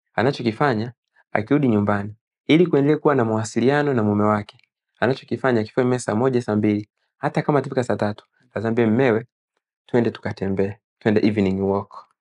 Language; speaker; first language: Swahili; native; Swahili